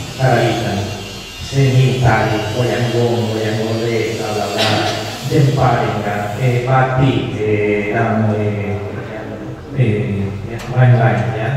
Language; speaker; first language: Indonesian; non-native, fluent; Spanish